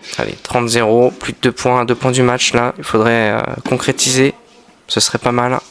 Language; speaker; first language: French; native; French